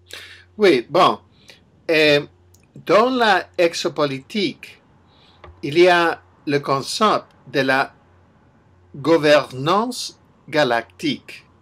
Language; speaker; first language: French; non-native, learner; English